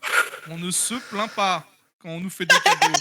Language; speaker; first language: French; native; French